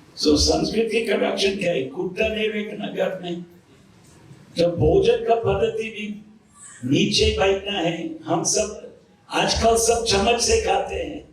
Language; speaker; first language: Hindi; non-native, fluent; English